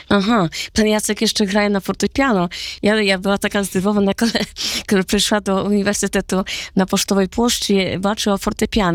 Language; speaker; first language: Polish; non-native, learner; Ukrainian